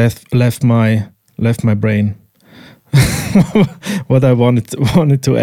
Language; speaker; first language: English; non-native, fluent; Swiss German